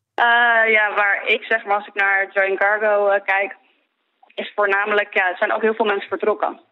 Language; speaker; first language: Dutch; early bilingual, other home language; Greek